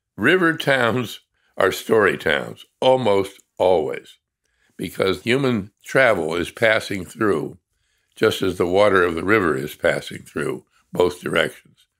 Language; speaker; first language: English; native; English